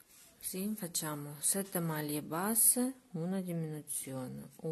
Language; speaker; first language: Italian; non-native, learner; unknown